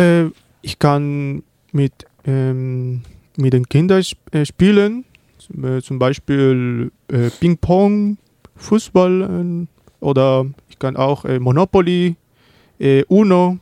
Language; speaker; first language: German; non-native, learner; Spanish